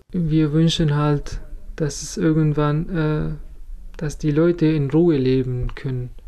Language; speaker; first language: German; non-native, fluent; Kurdish